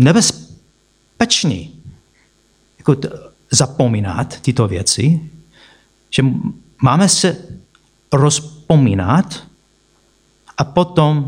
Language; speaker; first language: Czech; non-native, fluent; English